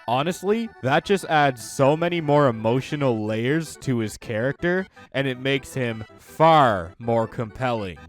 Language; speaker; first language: English; native; English